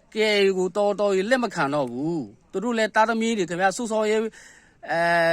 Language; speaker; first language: Burmese; non-native, local second language; Kachin